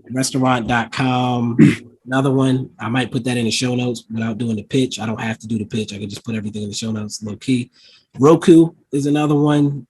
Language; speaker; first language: English; native; English